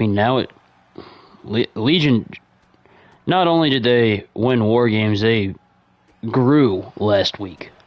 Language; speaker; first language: English; native; English